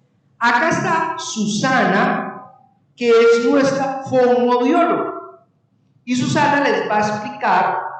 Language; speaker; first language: Spanish; native; Spanish